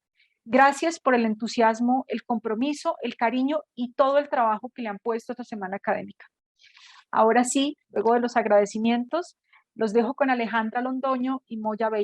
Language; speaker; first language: Spanish; native; Spanish